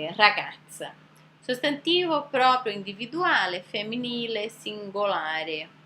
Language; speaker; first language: Italian; non-native, fluent; Portuguese